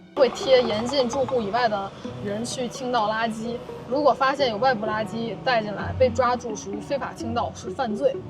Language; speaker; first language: Chinese; native; Chinese